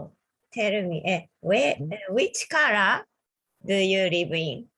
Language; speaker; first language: English; non-native, learner; Japanese